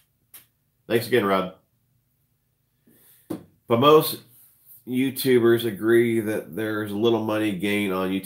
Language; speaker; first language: English; native; English